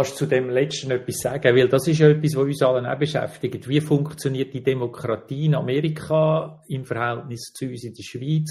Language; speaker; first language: German; native; German